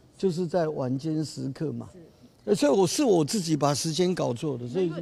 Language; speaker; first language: Chinese; native; Chinese